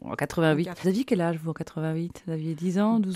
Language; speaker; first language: French; native; French